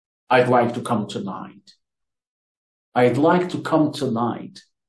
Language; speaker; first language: English; non-native, fluent; Amharic